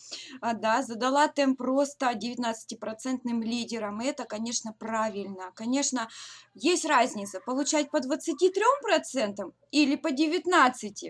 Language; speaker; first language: Russian; native; Russian